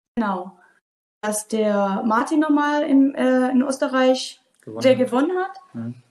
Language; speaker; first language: German; non-native, fluent; Portuguese